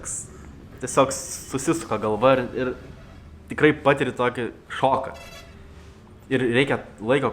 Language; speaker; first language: Lithuanian; native; Lithuanian